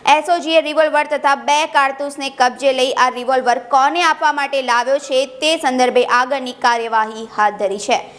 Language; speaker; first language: Gujarati; native; Gujarati